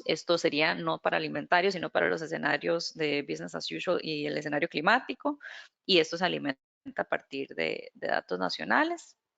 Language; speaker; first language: Spanish; native; Spanish